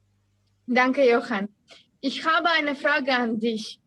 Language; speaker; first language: German; non-native, learner; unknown